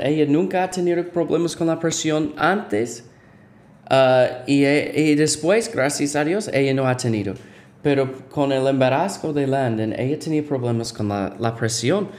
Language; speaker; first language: Spanish; non-native, fluent; English